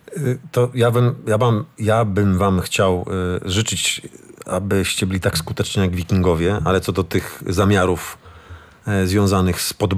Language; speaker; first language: Polish; native; Polish